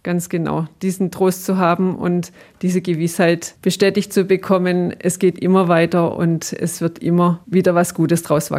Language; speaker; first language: German; native; German